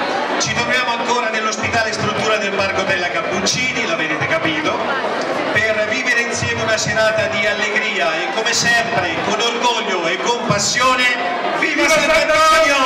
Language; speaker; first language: Italian; native; Italian